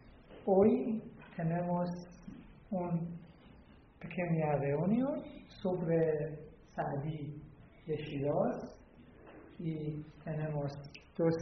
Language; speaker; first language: Spanish; non-native, learner; Persian